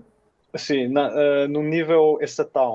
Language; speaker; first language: Portuguese; non-native, fluent; Finnish